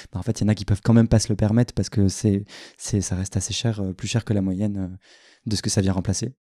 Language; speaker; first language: French; native; French